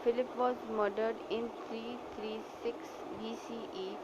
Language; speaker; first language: English; non-native, local second language; Urdu